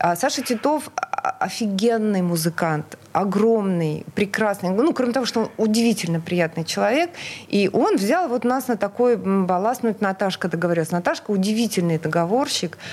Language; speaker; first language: Russian; native; Russian